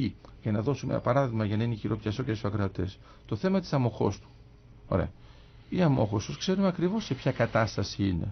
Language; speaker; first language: Greek; native; Greek